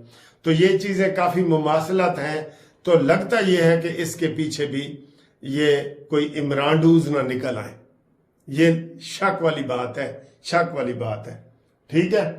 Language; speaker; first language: Hindi; non-native, local second language; Punjabi